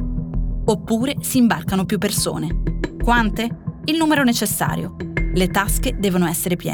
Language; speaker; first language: Italian; native; Italian